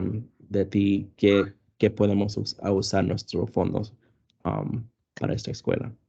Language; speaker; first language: Spanish; early bilingual, other home language; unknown